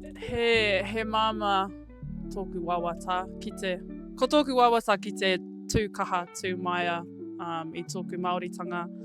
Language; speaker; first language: Māori; non-native, local second language; English